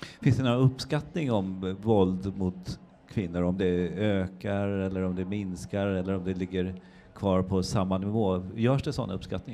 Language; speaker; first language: Swedish; native; Swedish